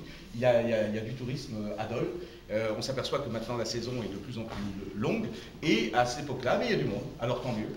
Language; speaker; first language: French; native; French